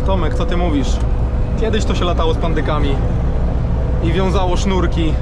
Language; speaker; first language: Polish; native; Polish